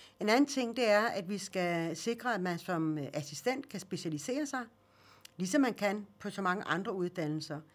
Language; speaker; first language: Danish; early bilingual, other home language; Swedish